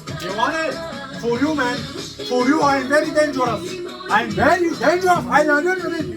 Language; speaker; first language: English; non-native, learner; Bulgarian